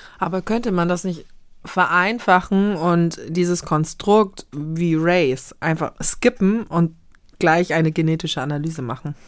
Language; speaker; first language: German; native; German